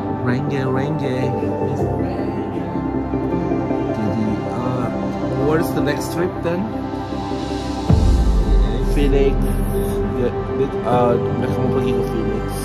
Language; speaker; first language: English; non-native, fluent; Indonesian